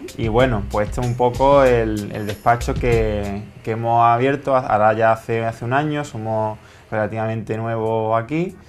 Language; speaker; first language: Spanish; native; Spanish